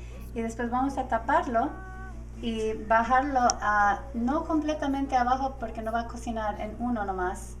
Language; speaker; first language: Spanish; early bilingual, heritage; Spanish